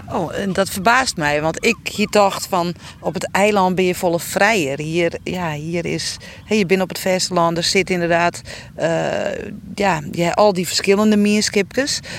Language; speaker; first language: Dutch; non-native, local second language; Western Frisian